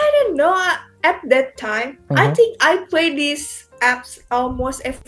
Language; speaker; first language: English; non-native, learner; Indonesian